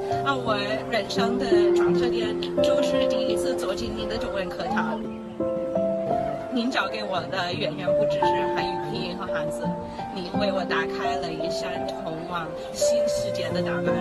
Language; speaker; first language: Chinese; non-native, fluent; English